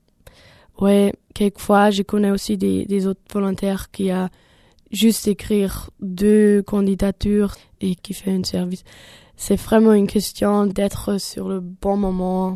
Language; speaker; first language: French; non-native, learner; German